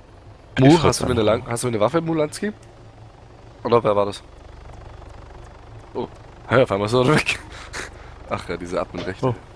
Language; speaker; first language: German; native; German